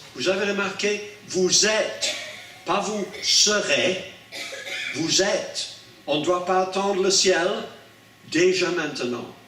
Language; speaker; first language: French; non-native, fluent; English